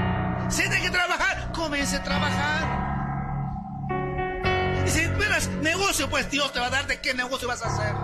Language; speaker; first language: Spanish; native; Spanish